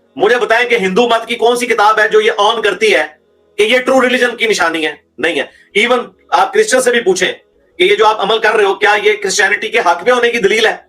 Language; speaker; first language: Urdu; native; Urdu